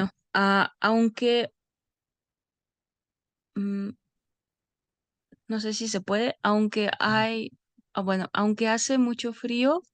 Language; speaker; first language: Spanish; non-native, fluent; Russian